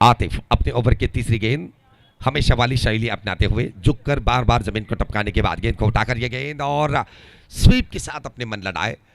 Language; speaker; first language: Hindi; non-native, local second language; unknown